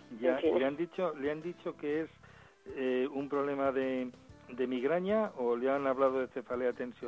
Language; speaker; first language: Spanish; native; Spanish